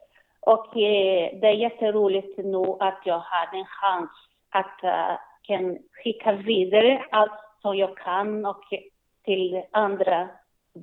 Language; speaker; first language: Swedish; non-native, learner; Portuguese